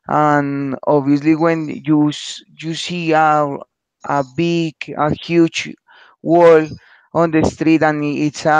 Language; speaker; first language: English; non-native, learner; Spanish